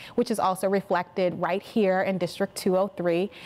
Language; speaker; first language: English; native; English